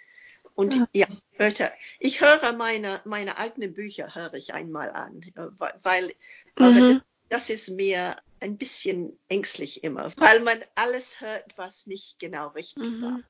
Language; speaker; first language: German; non-native, fluent; English